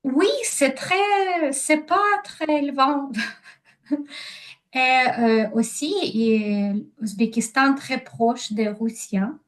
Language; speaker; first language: French; non-native, learner; Ukrainian